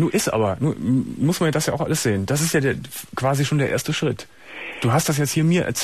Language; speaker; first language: German; native; German